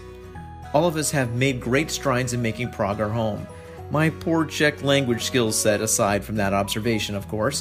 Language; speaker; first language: English; native; English